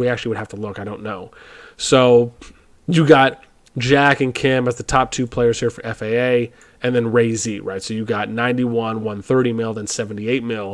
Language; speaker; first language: English; native; English